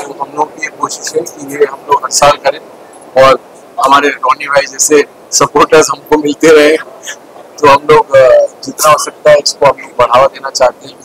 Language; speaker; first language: Hindi; native; Hindi